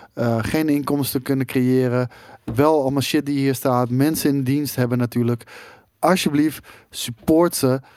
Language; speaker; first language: Dutch; native; Dutch